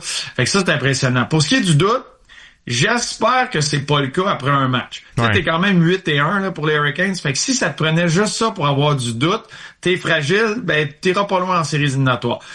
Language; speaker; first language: French; native; French